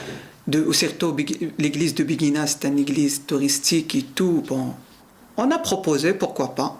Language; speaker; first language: French; non-native, learner; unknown